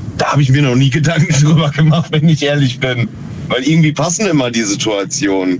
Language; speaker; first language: German; native; German